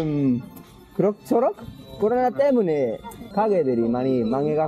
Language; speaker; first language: Korean; non-native, fluent; Spanish